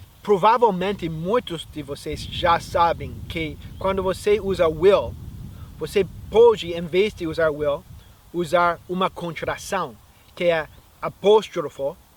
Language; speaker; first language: Portuguese; non-native, fluent; English